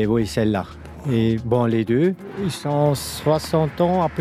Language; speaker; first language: French; non-native, local second language; German